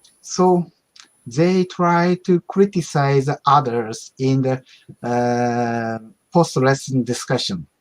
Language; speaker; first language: English; non-native, learner; Japanese